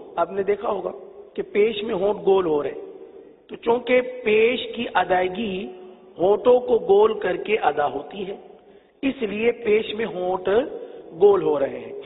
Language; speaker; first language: Urdu; native; Urdu